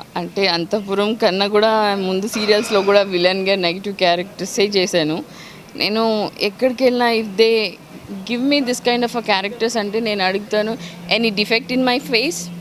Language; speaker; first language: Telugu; non-native, local second language; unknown